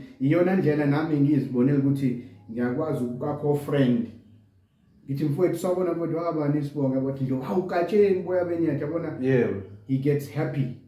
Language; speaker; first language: Zulu; non-native, local second language; English